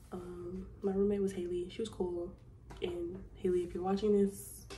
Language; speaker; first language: English; native; English